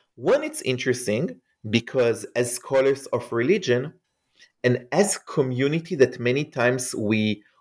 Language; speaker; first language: English; non-native, fluent; Hebrew